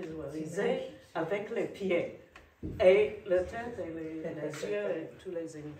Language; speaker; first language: French; non-native, learner; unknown